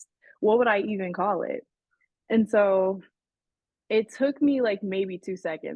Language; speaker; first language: English; native; English